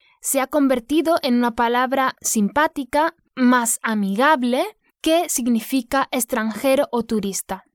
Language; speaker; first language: Spanish; native; Spanish